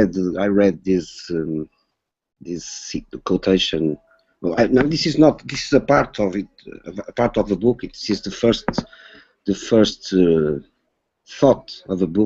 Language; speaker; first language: English; non-native, learner; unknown